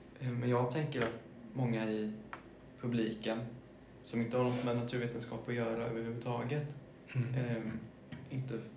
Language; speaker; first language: Swedish; early bilingual, other home language; German